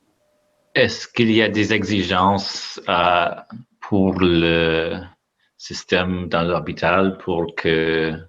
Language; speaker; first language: French; non-native, learner; English